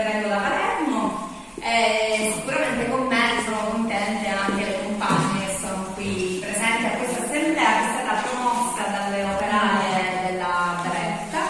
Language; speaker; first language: Italian; native; Italian